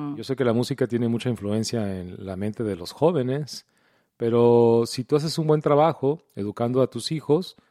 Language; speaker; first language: Spanish; early bilingual, heritage; Spanish